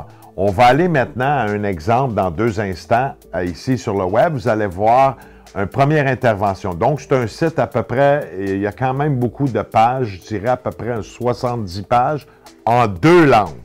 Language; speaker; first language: French; native; French